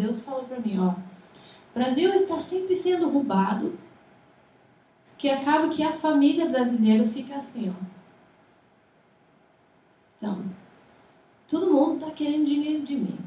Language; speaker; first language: Portuguese; non-native, fluent; English